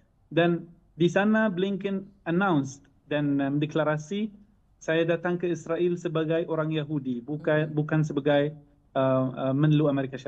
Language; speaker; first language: Indonesian; non-native, fluent; Arabic